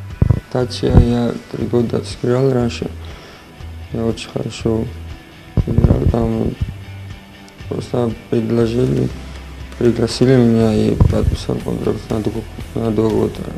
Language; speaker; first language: Russian; non-native, learner; Georgian